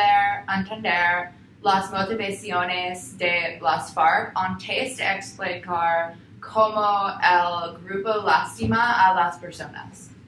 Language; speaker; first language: Spanish; non-native, learner; English